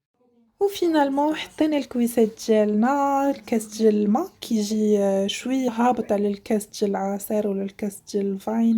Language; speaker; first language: Arabic; native; Arabic